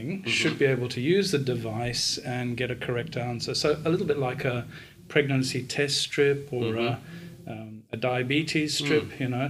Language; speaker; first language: English; native; English